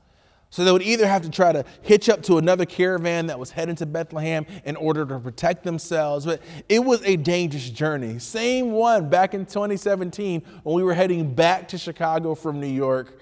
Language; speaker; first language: English; native; English